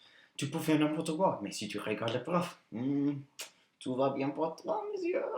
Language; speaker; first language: French; non-native, learner; English